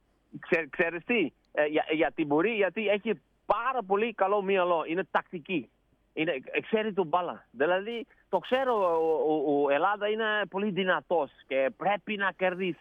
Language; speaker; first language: Greek; non-native, learner; Dutch